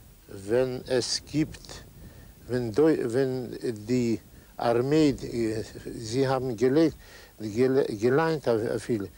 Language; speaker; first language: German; non-native, learner; Yiddish